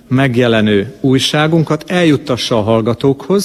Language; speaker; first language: Hungarian; native; Hungarian